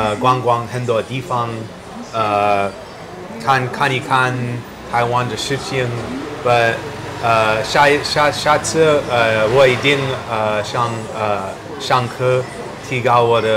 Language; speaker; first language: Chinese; non-native, learner; English